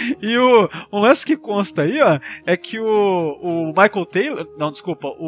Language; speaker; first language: Portuguese; native; Portuguese